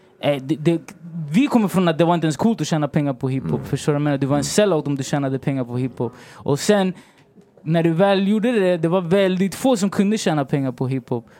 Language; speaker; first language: Swedish; early bilingual, other home language; Spanish